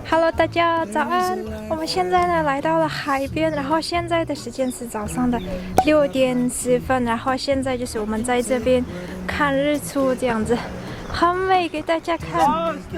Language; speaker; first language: Chinese; non-native, fluent; Mongolian